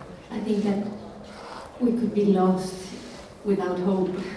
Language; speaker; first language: English; non-native, fluent; Spanish